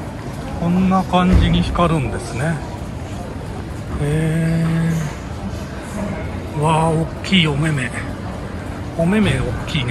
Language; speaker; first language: Japanese; native; Japanese